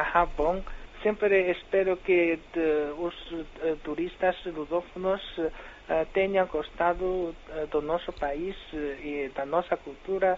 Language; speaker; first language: Portuguese; non-native, fluent; Chinese